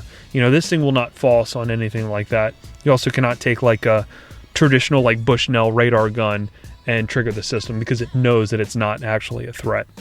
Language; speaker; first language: English; native; English